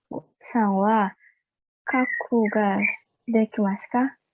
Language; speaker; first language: Japanese; non-native, learner; Indonesian